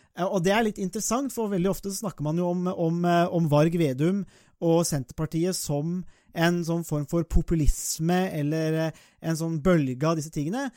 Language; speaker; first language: Norwegian; native; Norwegian